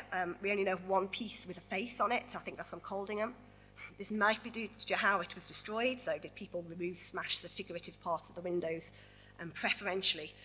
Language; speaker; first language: English; native; English